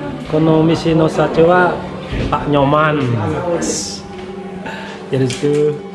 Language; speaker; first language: Japanese; non-native, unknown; Balinese